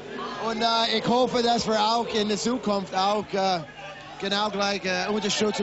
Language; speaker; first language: German; non-native, fluent; English